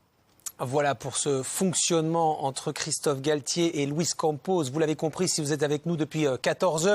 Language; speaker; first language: French; native; French